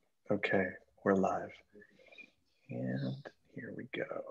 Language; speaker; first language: English; early bilingual, other home language; Spanish